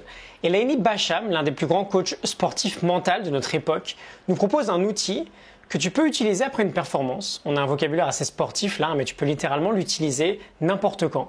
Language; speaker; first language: French; native; French